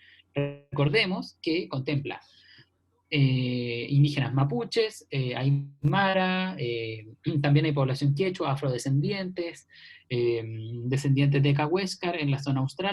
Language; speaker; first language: Spanish; native; Spanish